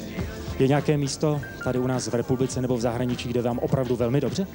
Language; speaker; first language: Czech; native; Czech